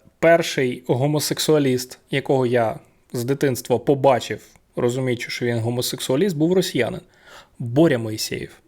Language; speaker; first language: Ukrainian; native; Ukrainian